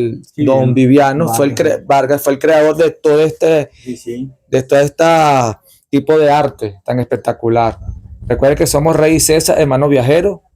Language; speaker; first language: Spanish; native; Spanish